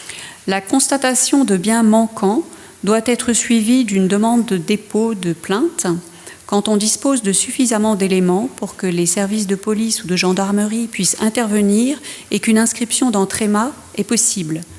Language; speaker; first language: French; native; French